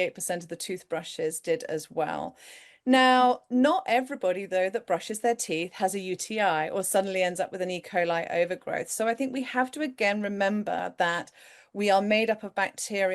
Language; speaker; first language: English; native; English